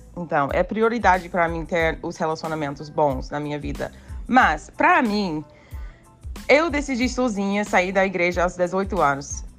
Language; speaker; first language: Portuguese; non-native, fluent; English